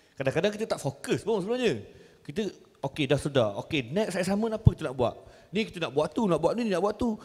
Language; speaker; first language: Malay; native; Malay